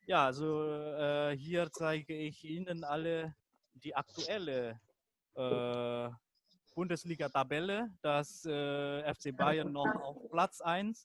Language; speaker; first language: German; non-native, fluent; Indonesian